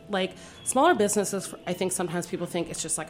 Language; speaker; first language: English; native; English